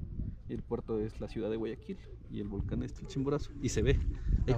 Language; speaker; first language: Spanish; native; Spanish